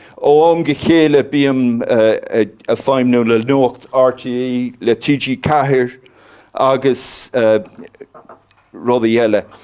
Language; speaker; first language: Irish; non-native, local second language; English